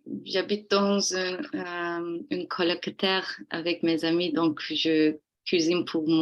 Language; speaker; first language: French; non-native, learner; Turkish